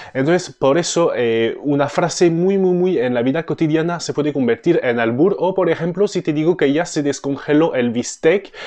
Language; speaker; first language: Spanish; non-native, fluent; French